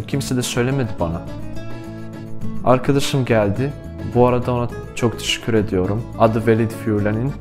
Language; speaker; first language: Turkish; non-native, fluent; Bosnian